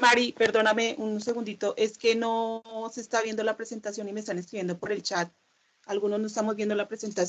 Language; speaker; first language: Spanish; native; Spanish